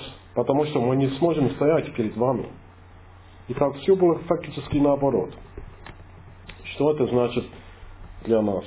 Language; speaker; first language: Russian; non-native, fluent; English